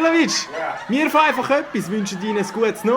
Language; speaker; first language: German; native; German